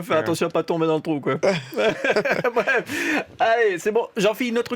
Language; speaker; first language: French; native; French